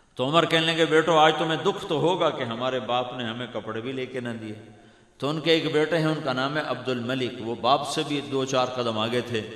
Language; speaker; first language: Urdu; non-native, local second language; Punjabi